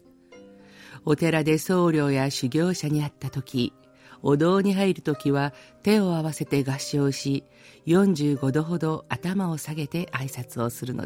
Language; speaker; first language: Japanese; native; Japanese